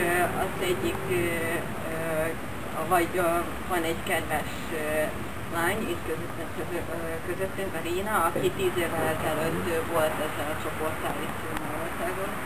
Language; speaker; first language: Hungarian; non-native, fluent; Finnish